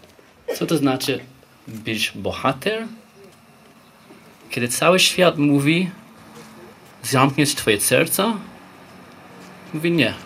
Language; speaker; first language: Polish; non-native, learner; Hebrew